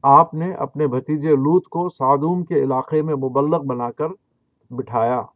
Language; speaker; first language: Urdu; native; Urdu